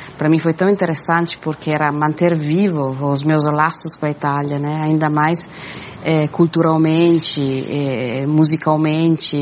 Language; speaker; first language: Portuguese; non-native, fluent; Italian